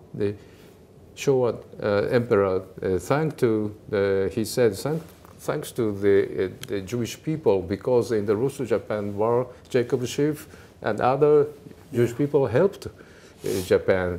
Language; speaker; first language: English; non-native, fluent; Japanese